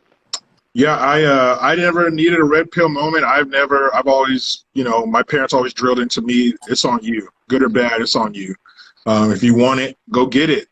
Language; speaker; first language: English; native; English